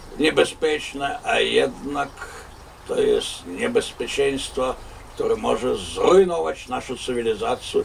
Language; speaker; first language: Polish; non-native, fluent; Russian